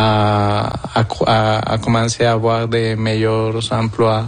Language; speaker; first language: French; non-native, fluent; Spanish